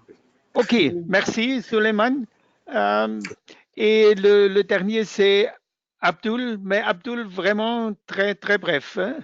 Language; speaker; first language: French; non-native, fluent; German